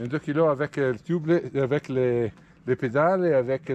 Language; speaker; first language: French; non-native, learner; Italian